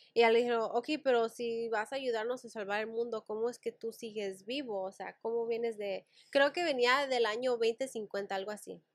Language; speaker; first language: Spanish; early bilingual, heritage; Spanish